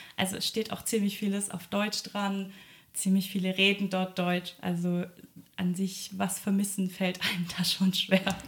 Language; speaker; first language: German; early bilingual, other home language; Polish